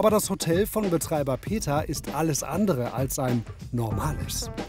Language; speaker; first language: German; native; German